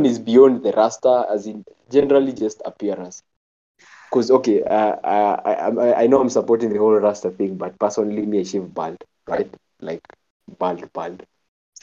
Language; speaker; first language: English; non-native, local second language; Kikuyu